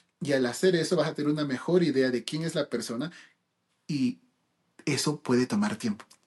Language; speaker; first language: Spanish; early bilingual, heritage; Spanish